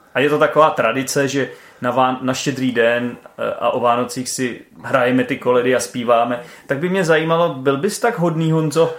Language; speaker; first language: Czech; native; Czech